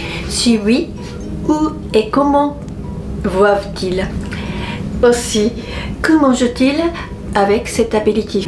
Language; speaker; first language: French; non-native, fluent; Japanese